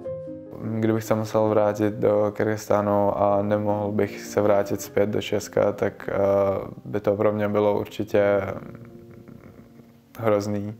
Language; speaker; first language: Czech; early bilingual, other home language; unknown